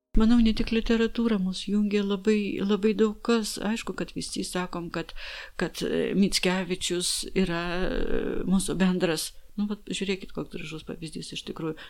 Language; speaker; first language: Lithuanian; non-native, local second language; Polish